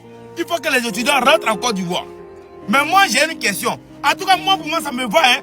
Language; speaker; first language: French; native; French